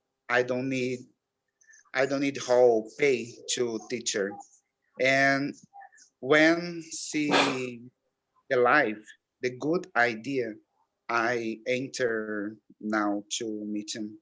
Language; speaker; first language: English; non-native, learner; Portuguese